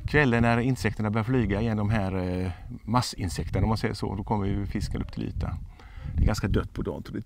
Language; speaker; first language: Swedish; native; Swedish